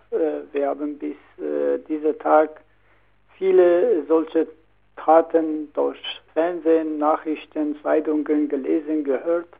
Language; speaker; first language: German; non-native, learner; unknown